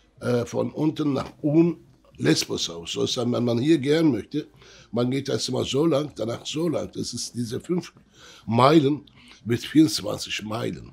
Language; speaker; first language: German; early bilingual, other home language; Turkish